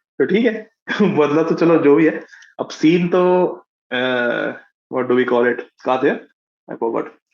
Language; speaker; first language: Hindi; native; Hindi